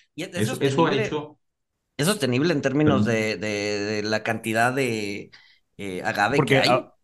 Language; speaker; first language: Spanish; native; Spanish